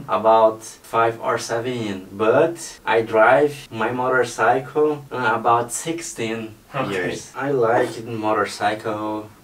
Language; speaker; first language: English; non-native, learner; Portuguese